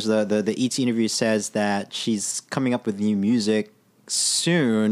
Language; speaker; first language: English; non-native, local second language; Filipino